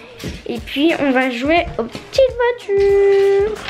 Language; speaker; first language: French; native; French